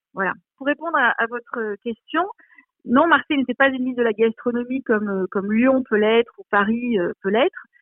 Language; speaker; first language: French; native; French